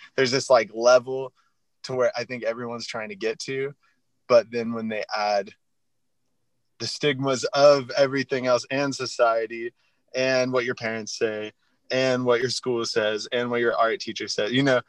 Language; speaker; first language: English; native; English